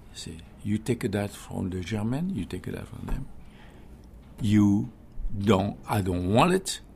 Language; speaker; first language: English; non-native, learner; French